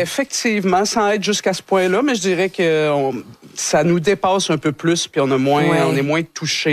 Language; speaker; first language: French; native; French